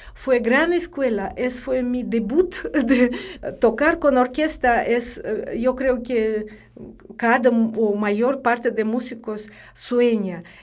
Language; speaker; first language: Spanish; non-native, fluent; Russian